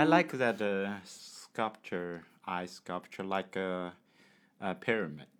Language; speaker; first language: English; non-native, learner; Chinese